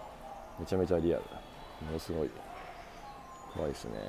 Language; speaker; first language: Japanese; native; Japanese